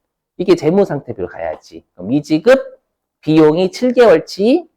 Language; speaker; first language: Korean; native; Korean